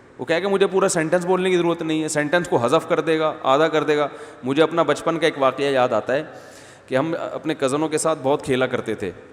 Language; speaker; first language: Urdu; native; Urdu